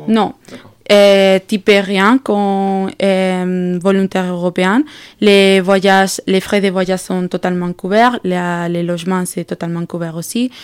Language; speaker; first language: French; non-native, learner; Spanish